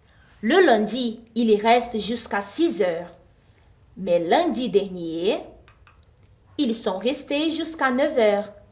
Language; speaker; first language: French; non-native, fluent; Portuguese